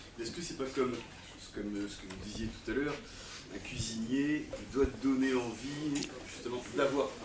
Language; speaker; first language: French; native; French